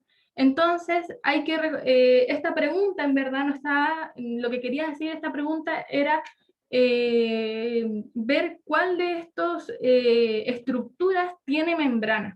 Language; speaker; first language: Spanish; native; Spanish